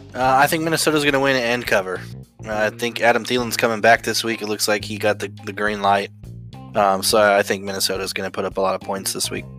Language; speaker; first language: English; native; English